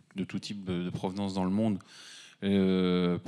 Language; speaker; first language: French; native; French